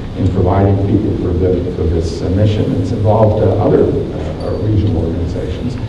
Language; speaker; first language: English; native; English